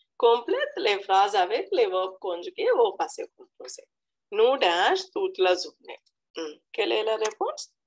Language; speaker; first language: French; non-native, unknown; Telugu